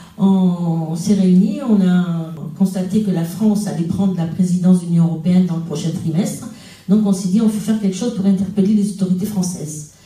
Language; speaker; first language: French; non-native, local second language; Arabic